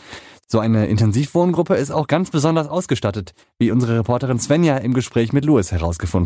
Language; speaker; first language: German; native; German